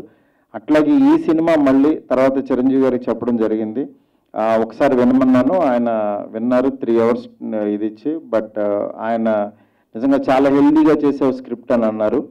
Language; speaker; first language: Telugu; native; Telugu